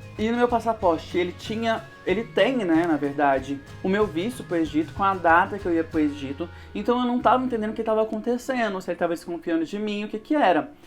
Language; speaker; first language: Portuguese; native; Portuguese